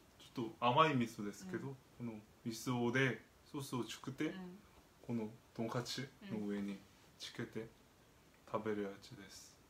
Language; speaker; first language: Japanese; non-native, fluent; Korean